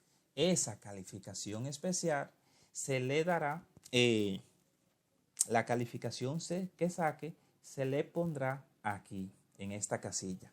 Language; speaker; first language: Spanish; native; Spanish